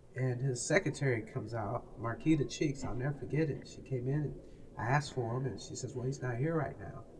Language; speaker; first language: English; native; English